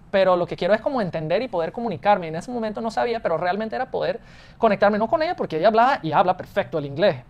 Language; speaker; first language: Spanish; non-native, fluent; English